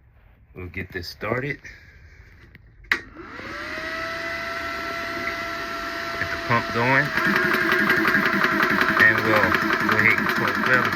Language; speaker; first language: English; native; English